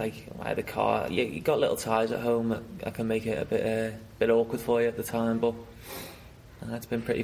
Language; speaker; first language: English; native; English